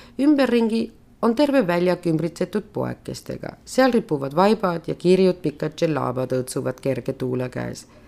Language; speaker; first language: Estonian; native; Estonian